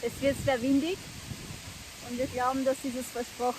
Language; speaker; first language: German; native; German